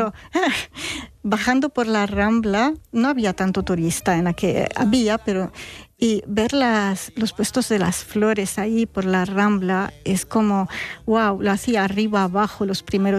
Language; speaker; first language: Spanish; non-native, fluent; Arabic